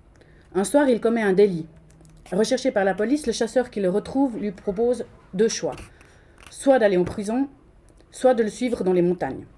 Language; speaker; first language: French; native; French